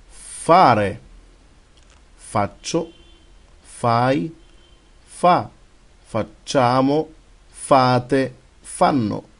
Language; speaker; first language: Italian; non-native, fluent; Arabic